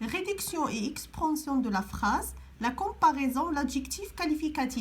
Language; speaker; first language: French; non-native, local second language; Arabic